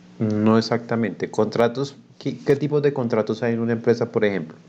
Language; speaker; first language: Spanish; native; Spanish